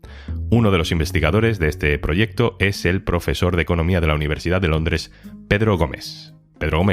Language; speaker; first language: Spanish; native; Spanish